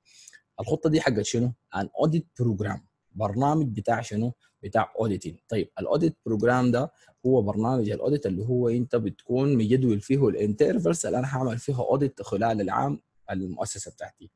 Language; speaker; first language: Arabic; native; Arabic